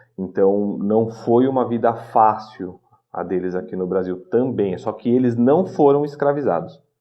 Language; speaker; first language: Portuguese; native; Portuguese